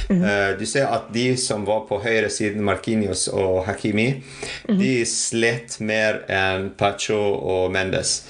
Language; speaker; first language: Norwegian; non-native, fluent; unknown